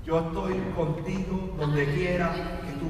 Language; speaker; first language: Spanish; native; Spanish